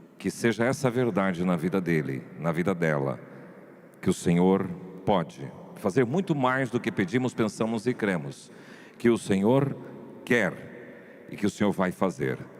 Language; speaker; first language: Portuguese; native; Portuguese